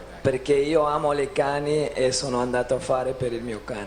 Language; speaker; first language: Italian; non-native, fluent; Dutch